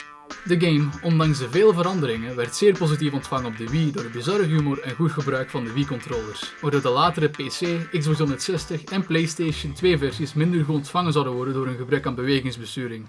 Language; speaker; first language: Dutch; native; Dutch